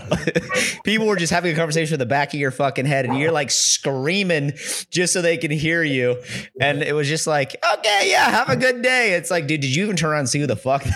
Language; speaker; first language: English; native; English